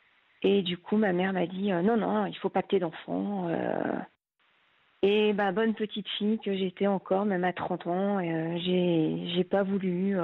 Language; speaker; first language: French; native; French